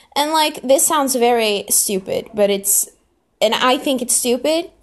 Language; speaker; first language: English; non-native, fluent; Portuguese